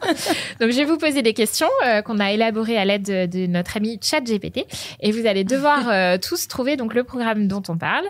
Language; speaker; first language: French; native; French